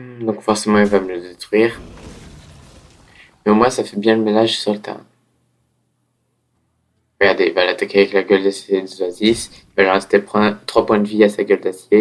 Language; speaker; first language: French; native; French